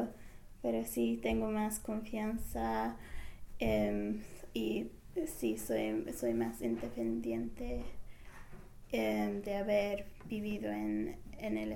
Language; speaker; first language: Spanish; non-native, fluent; English